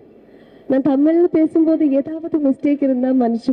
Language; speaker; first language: Tamil; non-native, learner; Malayalam